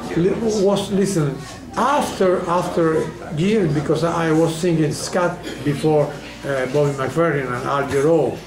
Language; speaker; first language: English; non-native, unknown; Spanish